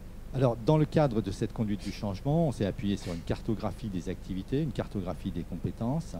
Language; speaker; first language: French; native; French